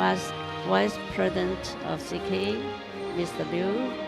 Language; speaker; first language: English; non-native, learner; Chinese